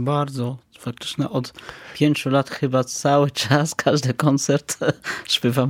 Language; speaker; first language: Polish; non-native, fluent; Arabic